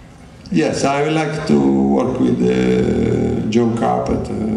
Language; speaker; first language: English; non-native, learner; Italian